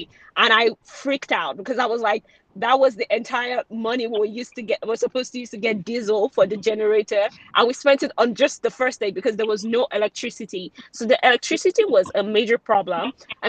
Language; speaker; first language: English; non-native, local second language; Yoruba